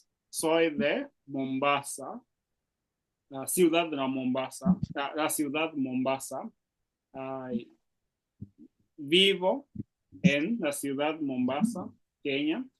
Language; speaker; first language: Spanish; non-native, learner; Swahili